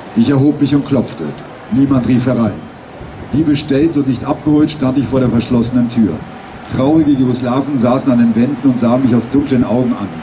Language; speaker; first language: German; native; German